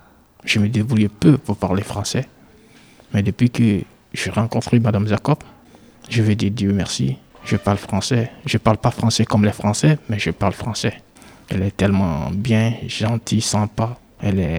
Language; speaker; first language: French; non-native, fluent; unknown